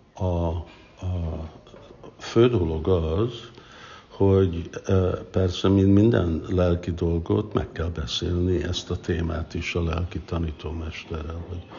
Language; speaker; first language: Hungarian; early bilingual, heritage; English